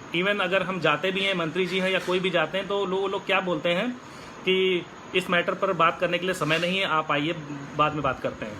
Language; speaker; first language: Hindi; native; Hindi